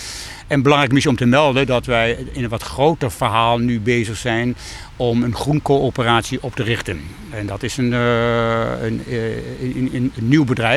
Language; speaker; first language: Dutch; native; Dutch